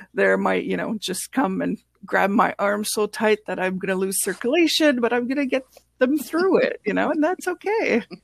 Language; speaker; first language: English; non-native, fluent; French